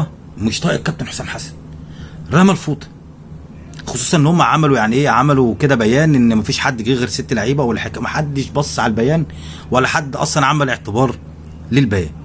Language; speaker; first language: Arabic; native; Arabic